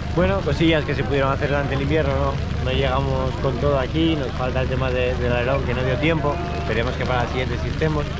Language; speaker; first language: Spanish; native; Spanish